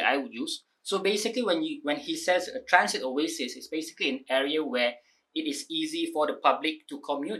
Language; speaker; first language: English; non-native, local second language; Malay